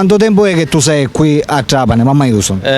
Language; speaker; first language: Italian; native; Italian